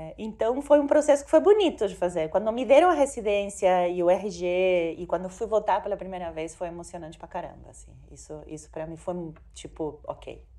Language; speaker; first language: Portuguese; non-native, fluent; Spanish